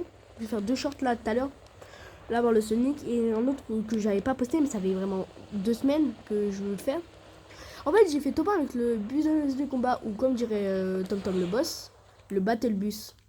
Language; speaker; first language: French; native; French